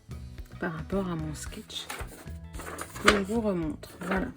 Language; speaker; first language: French; native; French